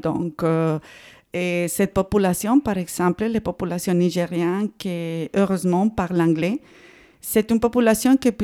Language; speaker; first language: French; non-native, fluent; Spanish